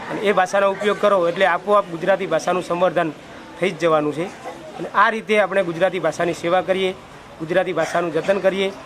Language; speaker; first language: Gujarati; native; Gujarati